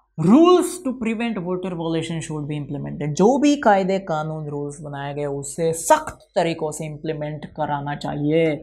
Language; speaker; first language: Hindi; non-native, local second language; Gujarati